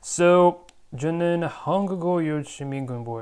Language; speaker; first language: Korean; non-native, learner; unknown